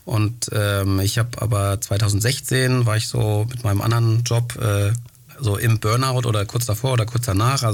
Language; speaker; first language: German; early bilingual, other home language; Greek